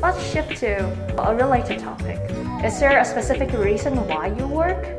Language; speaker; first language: English; native; English